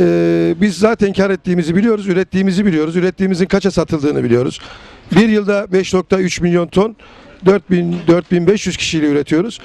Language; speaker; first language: Turkish; native; Turkish